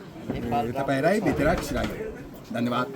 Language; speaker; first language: Nepali; non-native, learner; Japanese